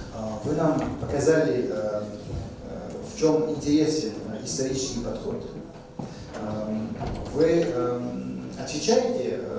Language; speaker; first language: Russian; non-native, fluent; French